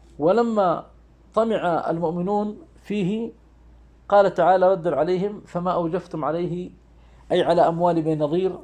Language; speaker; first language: Arabic; native; Arabic